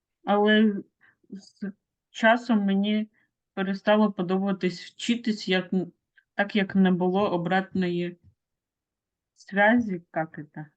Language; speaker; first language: Ukrainian; non-native, local second language; Russian